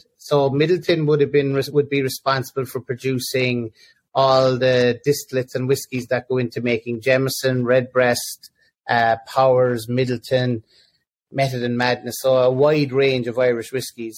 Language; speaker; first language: English; native; English